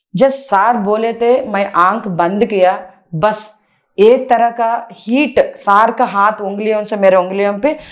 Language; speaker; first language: Hindi; non-native, local second language; Telugu